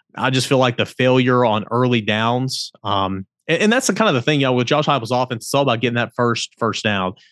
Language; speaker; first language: English; native; English